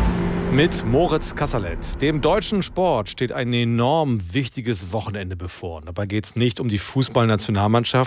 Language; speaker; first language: German; native; German